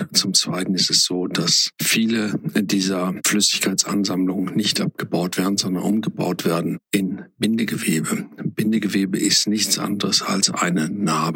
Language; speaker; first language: German; native; German